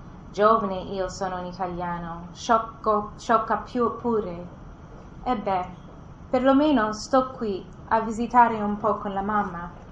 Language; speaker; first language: Italian; non-native, fluent; English